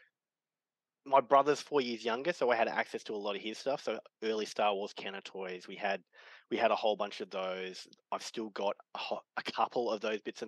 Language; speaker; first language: English; native; English